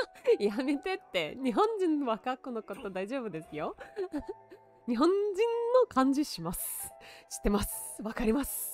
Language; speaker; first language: Japanese; non-native, learner; Russian